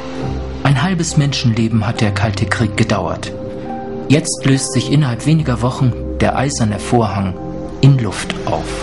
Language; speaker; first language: German; native; German